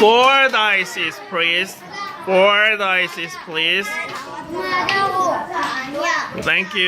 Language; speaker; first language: English; non-native, fluent; Korean